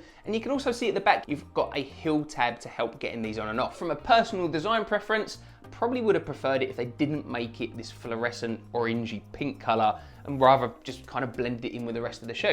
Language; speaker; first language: English; native; English